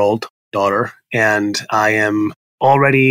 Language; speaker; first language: English; non-native, fluent; Spanish